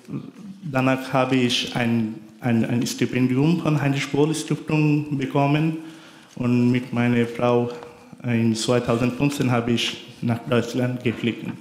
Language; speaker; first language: German; non-native, learner; Bangla